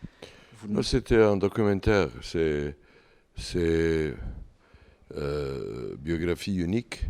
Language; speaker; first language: French; non-native, learner; Serbian